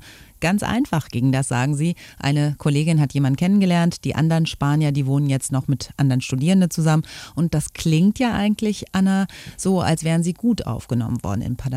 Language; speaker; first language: German; native; German